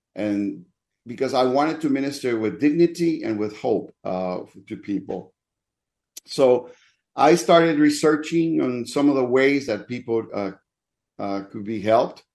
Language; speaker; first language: English; non-native, fluent; Spanish